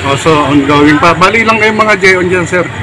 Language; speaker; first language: Filipino; native; Filipino